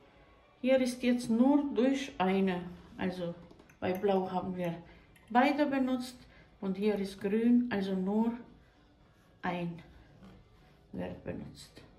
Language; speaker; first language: German; non-native, fluent; Croatian